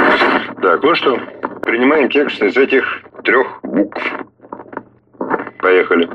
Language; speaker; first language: Russian; native; Russian